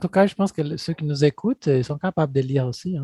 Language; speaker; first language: French; non-native, fluent; Portuguese